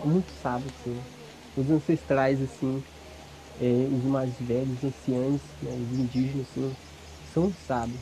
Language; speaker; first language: Portuguese; non-native, local second language; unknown